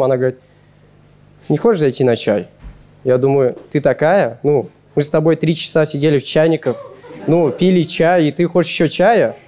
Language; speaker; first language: Russian; native; Russian